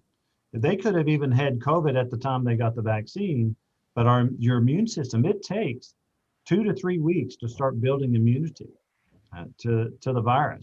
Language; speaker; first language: English; native; English